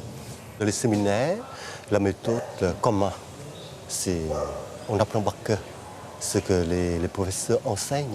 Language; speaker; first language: French; non-native, fluent; Vietnamese